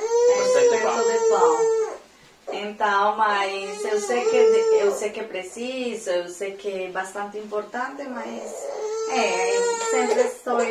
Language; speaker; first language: Portuguese; non-native, fluent; Spanish